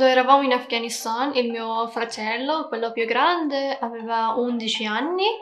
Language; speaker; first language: Italian; non-native, learner; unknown